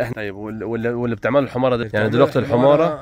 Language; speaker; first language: Arabic; native; Arabic